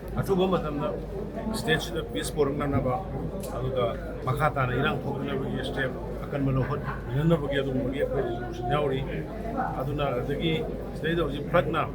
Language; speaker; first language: Manipuri; native; Manipuri